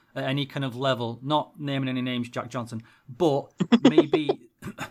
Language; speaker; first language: English; native; English